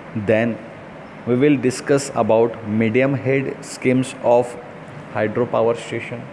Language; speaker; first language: English; non-native, local second language; Gujarati